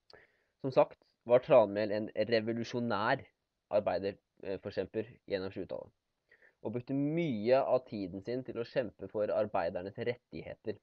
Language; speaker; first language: Norwegian; native; Norwegian